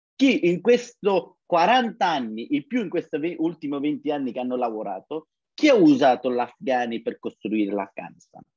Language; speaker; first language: Italian; non-native, learner; Persian